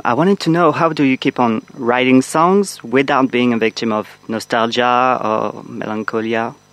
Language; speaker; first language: English; non-native, fluent; French